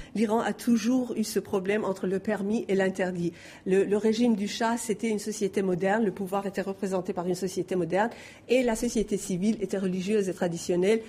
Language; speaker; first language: French; non-native, fluent; Persian